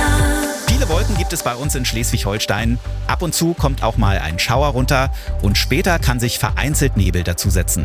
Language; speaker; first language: German; native; German